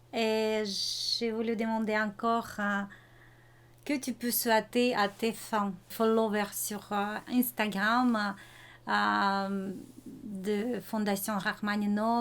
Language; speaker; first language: French; non-native, fluent; Russian